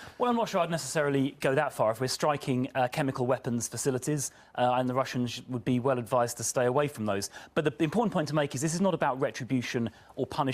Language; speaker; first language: English; native; English